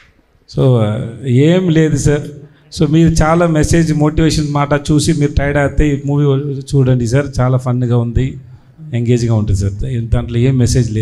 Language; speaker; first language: Telugu; non-native, learner; Tamil